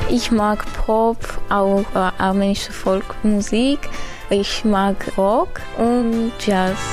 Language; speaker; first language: German; non-native, learner; Armenian